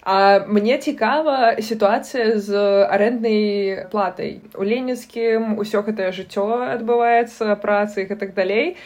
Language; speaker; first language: Belarusian; non-native, local second language; Russian